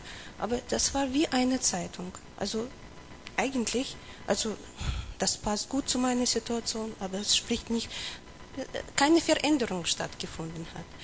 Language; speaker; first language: German; non-native, learner; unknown